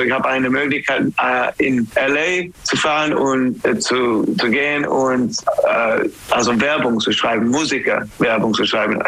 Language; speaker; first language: German; non-native, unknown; English